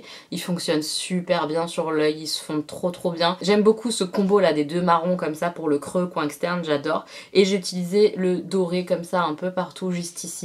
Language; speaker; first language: French; native; French